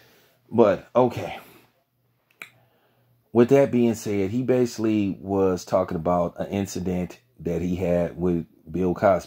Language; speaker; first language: English; native; English